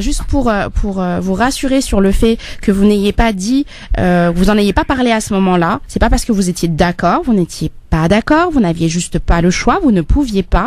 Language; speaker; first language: French; native; French